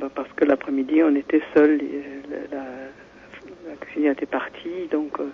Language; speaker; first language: French; non-native, fluent; German